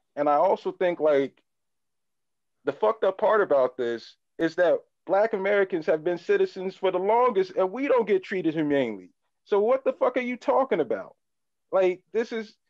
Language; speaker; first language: English; native; English